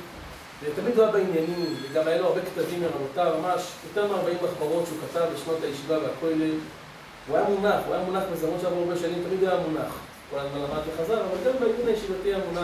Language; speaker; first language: Hebrew; native; Hebrew